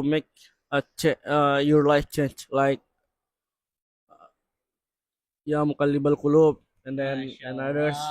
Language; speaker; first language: English; non-native, learner; Indonesian